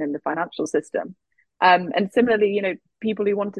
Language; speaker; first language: English; native; English